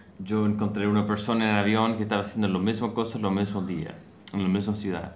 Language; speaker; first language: Spanish; non-native, learner; English